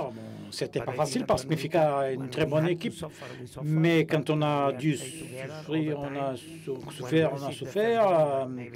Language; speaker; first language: French; non-native, fluent; Spanish